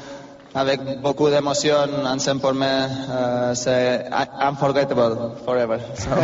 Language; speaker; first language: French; non-native, learner; Spanish